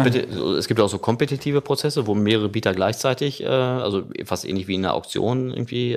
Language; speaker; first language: German; native; German